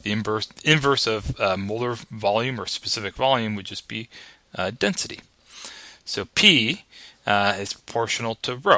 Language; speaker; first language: English; native; English